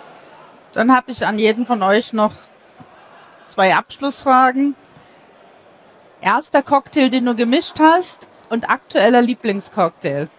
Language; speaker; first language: German; native; German